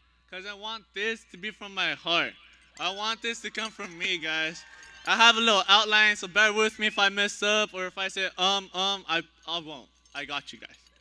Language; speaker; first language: English; early bilingual, other home language; Spanish